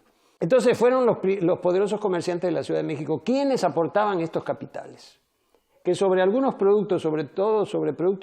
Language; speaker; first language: Spanish; native; Spanish